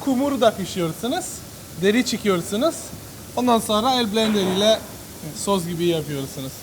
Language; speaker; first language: Turkish; non-native, learner; Italian